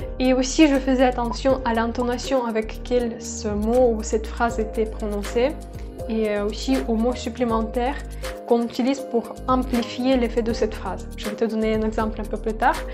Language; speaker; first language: French; non-native, fluent; Russian